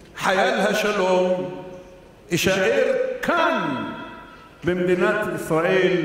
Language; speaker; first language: Hebrew; non-native, local second language; Arabic